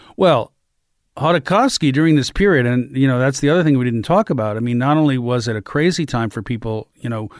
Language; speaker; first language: English; native; English